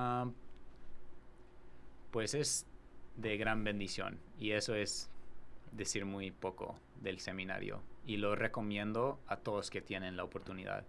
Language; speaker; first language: Spanish; non-native, fluent; English